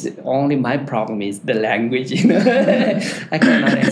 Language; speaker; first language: English; non-native, learner; Tibetan